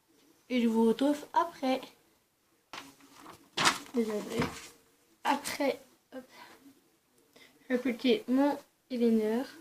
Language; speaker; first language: French; early bilingual, other home language; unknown